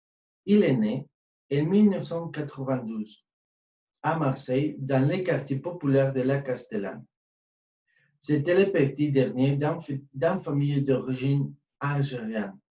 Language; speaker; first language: French; non-native, fluent; Spanish